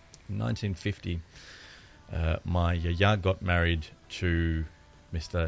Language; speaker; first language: English; early bilingual, other home language; Greek